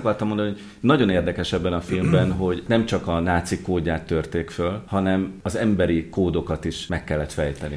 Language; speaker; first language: Hungarian; native; Hungarian